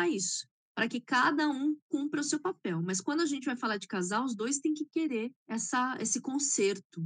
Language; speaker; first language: Portuguese; native; Portuguese